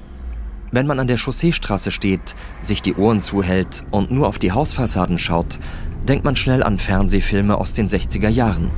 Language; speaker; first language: German; native; German